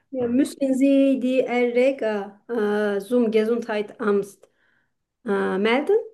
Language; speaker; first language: German; non-native, fluent; Turkish